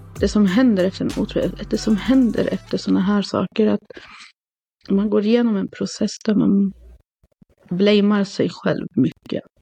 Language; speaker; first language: Swedish; early bilingual, other home language; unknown